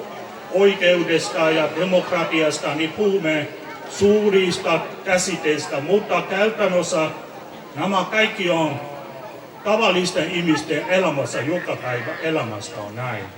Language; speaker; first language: Finnish; non-native, fluent; Burmese